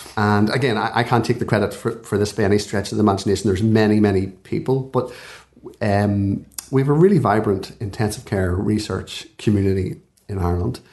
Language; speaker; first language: English; native; English